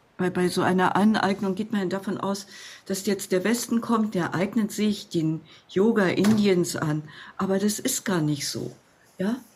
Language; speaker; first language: German; native; German